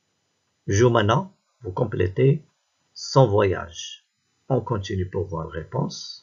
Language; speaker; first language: French; non-native, local second language; Arabic